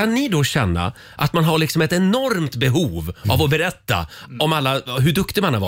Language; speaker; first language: Swedish; native; Swedish